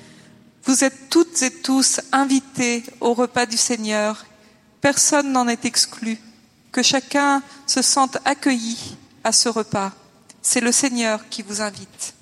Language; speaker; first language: French; native; French